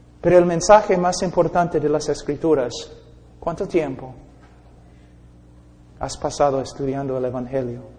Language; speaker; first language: Spanish; non-native, fluent; English